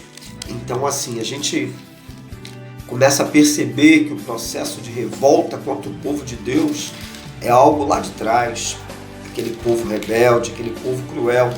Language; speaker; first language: Portuguese; native; Portuguese